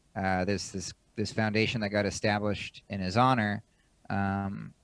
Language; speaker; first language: English; native; English